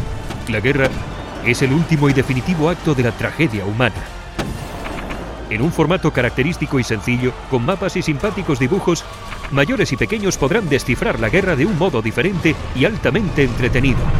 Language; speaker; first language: Spanish; native; Spanish